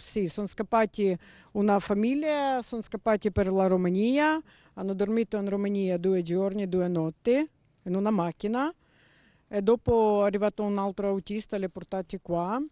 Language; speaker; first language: Italian; non-native, learner; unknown